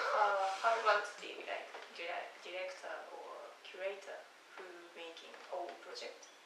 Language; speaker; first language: English; non-native, learner; Japanese